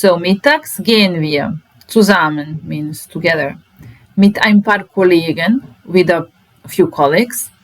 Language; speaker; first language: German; non-native, fluent; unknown